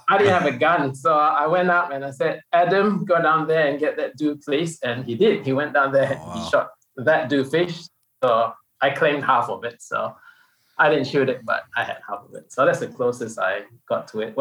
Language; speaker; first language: English; non-native, local second language; Min Nan Chinese